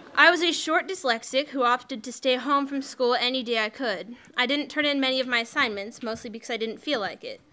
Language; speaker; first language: English; native; English